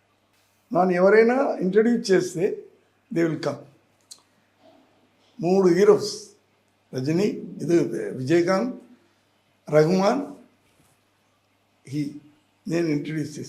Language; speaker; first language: Telugu; non-native, learner; Tamil